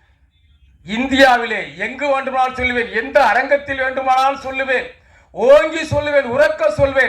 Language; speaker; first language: Tamil; native; Tamil